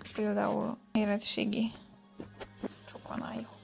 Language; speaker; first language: Hungarian; non-native, fluent; Polish